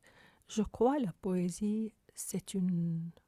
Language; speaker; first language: French; non-native, fluent; Arabic